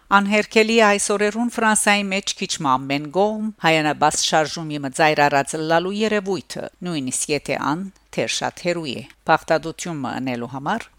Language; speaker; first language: Armenian; early bilingual, heritage; Armenian